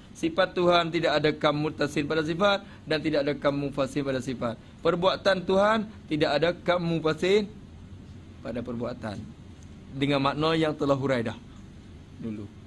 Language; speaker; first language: Malay; native; Malay